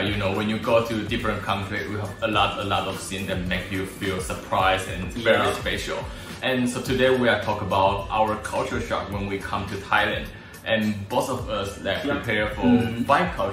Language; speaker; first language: English; non-native, learner; Chinese